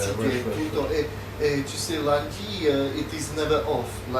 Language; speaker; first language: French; non-native, learner; Slovak